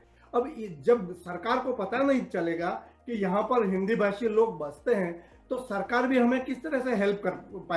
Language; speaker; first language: Hindi; native; Hindi